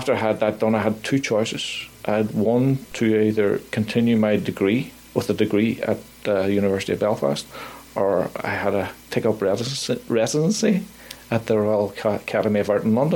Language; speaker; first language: English; native; English